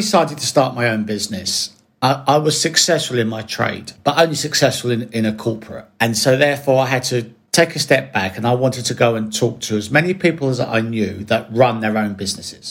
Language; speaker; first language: English; native; English